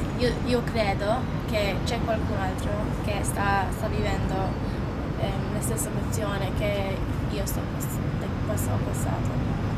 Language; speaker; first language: Italian; non-native, fluent; Maltese